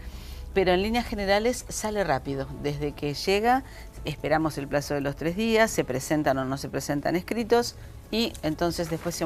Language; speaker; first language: Spanish; native; Spanish